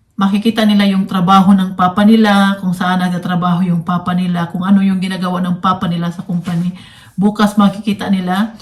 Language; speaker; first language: Filipino; non-native, local second language; Cebuano